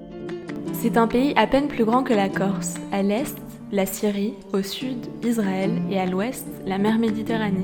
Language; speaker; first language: French; native; French